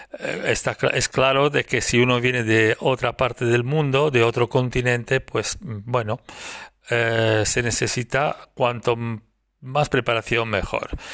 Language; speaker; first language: Spanish; non-native, fluent; Italian